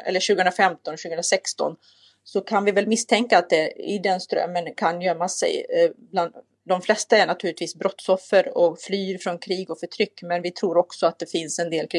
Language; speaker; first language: Swedish; native; Swedish